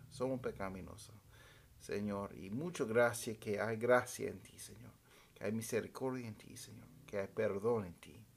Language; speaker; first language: Spanish; non-native, fluent; English